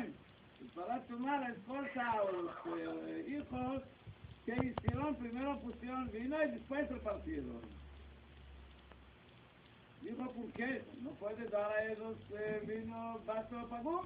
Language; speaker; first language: Spanish; non-native, learner; Hebrew